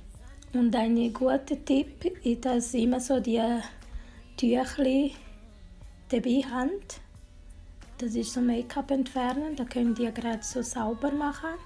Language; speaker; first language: German; non-native, learner; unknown